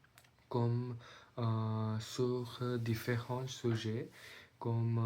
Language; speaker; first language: French; non-native, learner; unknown